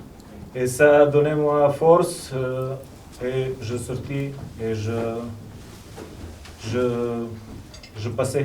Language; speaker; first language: French; non-native, local second language; Serbian